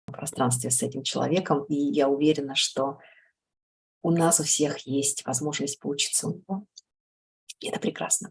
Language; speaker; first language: Russian; native; Russian